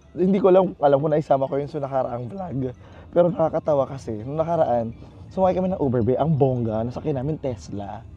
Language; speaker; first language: Filipino; native; Filipino